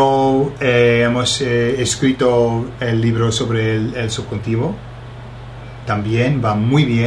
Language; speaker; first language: Spanish; non-native, fluent; English